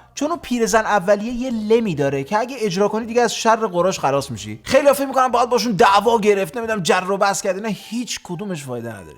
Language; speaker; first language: Persian; early bilingual, heritage; Persian